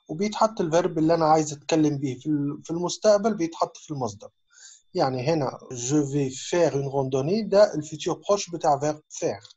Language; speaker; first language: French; non-native, fluent; Arabic